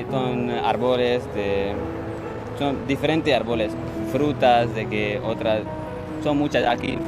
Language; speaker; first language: Spanish; non-native, learner; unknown